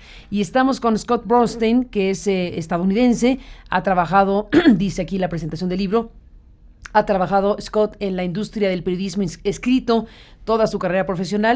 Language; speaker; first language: Spanish; native; Spanish